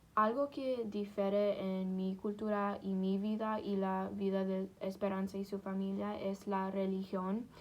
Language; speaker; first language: Spanish; non-native, fluent; English